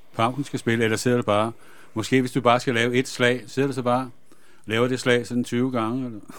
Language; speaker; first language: Danish; native; Danish